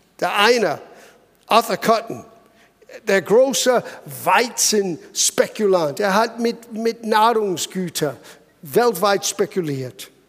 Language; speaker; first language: German; non-native, fluent; English